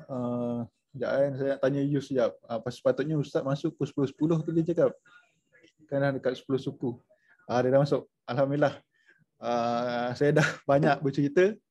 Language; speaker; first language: Malay; native; Malay